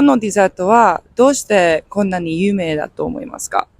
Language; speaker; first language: Japanese; non-native, learner; English